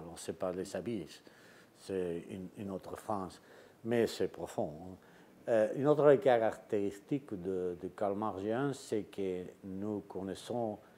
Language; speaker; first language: French; non-native, fluent; Spanish